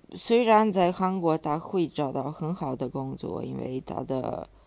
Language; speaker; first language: Chinese; non-native, fluent; Serbian